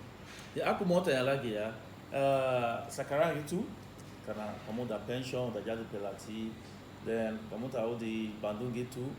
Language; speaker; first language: Indonesian; non-native, fluent; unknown